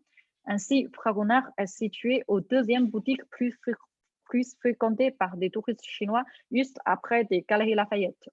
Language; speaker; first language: French; non-native, fluent; Chinese